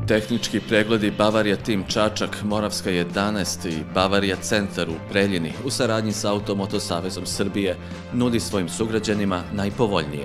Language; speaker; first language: Serbian; native; Serbian